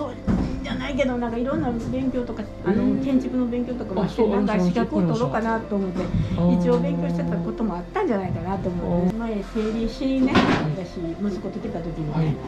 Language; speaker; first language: Japanese; native; Japanese